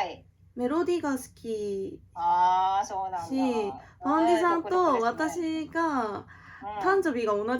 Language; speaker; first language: Japanese; non-native, learner; Korean